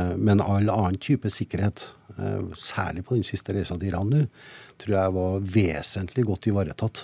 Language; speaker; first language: Norwegian; native; Norwegian